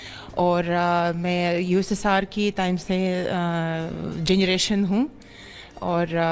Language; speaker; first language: Hindi; non-native, fluent; Russian